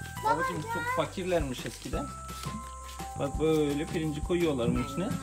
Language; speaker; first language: Turkish; native; Turkish